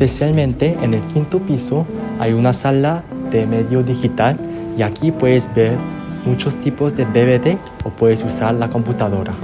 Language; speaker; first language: Spanish; non-native, learner; Korean